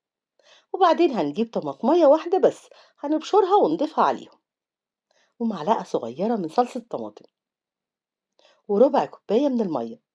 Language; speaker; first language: Arabic; native; Arabic